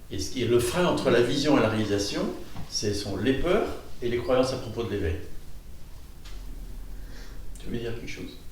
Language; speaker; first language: French; native; French